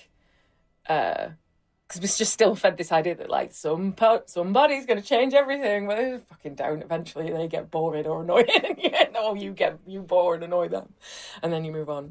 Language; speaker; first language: English; native; English